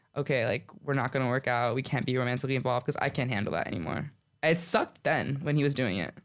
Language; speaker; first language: English; native; English